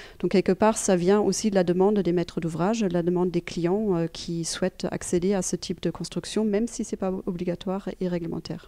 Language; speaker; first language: French; non-native, fluent; German